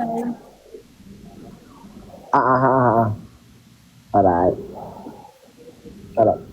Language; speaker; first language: Malay; native; Malay